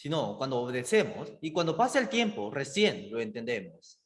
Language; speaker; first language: Spanish; native; Spanish